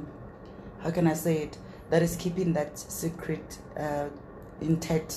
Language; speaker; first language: English; non-native, local second language; Tswana